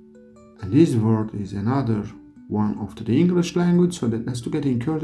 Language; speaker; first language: English; non-native, learner; Kurdish